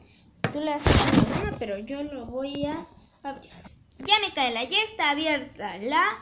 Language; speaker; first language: Spanish; native; Spanish